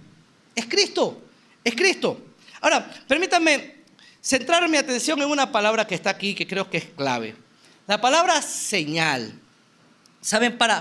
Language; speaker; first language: Spanish; native; Spanish